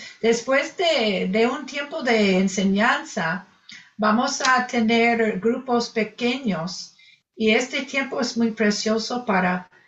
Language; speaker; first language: Spanish; non-native, fluent; English